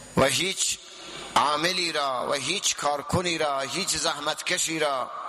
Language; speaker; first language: Persian; non-native, local second language; Baluchi